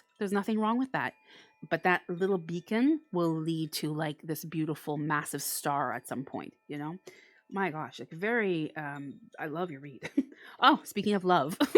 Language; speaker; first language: English; native; English